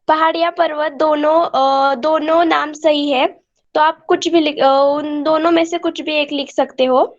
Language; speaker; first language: Hindi; non-native, local second language; Marathi